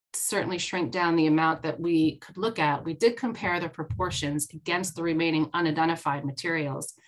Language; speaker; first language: English; native; English